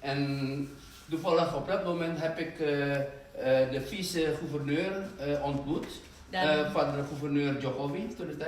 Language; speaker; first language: Dutch; non-native, fluent; Indonesian